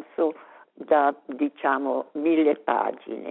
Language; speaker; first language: Italian; non-native, local second language; Romansh